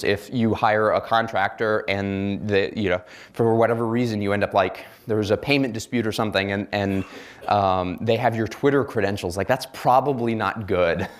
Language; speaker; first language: English; native; English